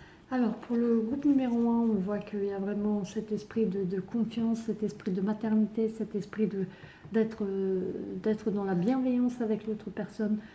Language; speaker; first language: French; native; French